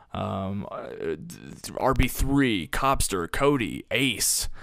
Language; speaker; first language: English; native; English